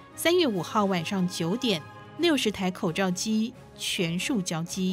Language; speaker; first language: Chinese; native; Chinese